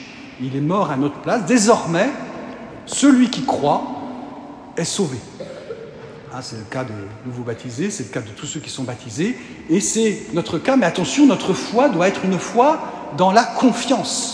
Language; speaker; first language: French; native; French